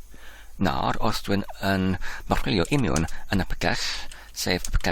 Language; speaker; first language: Welsh; non-native, fluent; English